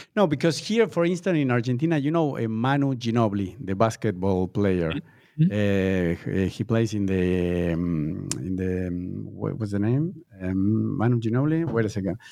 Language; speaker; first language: English; non-native, fluent; Spanish